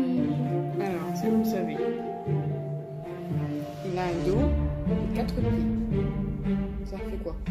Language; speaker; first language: French; native; French